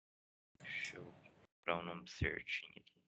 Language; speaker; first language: Portuguese; native; Portuguese